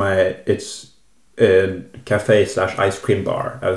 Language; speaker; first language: English; non-native, fluent; Norwegian